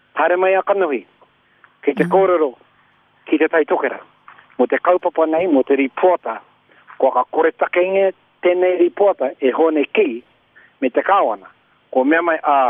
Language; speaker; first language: Māori; native; Māori